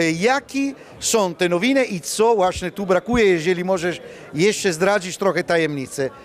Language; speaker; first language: Polish; non-native, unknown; Italian